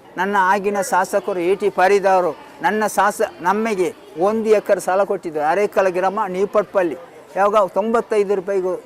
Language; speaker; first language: Kannada; non-native, local second language; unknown